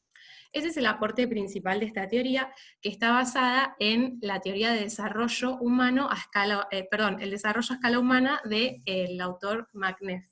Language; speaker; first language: Spanish; native; Spanish